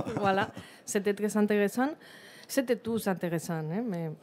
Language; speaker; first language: French; non-native, learner; Spanish